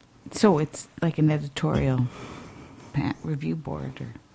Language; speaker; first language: English; native; English